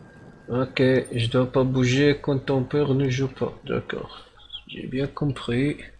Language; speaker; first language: French; non-native, learner; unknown